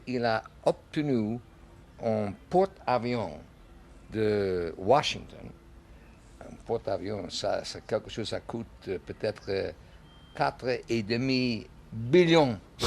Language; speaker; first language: French; non-native, learner; English